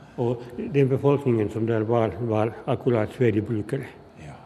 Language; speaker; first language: Norwegian; non-native, fluent; Finnish